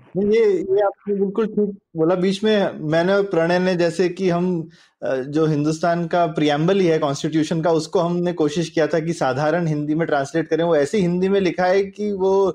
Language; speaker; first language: Hindi; native; Hindi